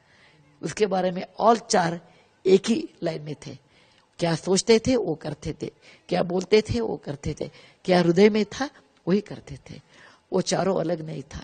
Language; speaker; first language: Hindi; non-native, local second language; Kannada